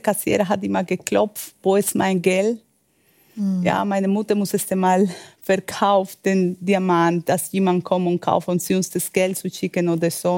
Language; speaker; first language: German; non-native, fluent; Spanish